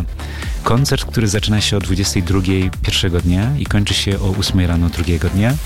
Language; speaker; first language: Polish; native; Polish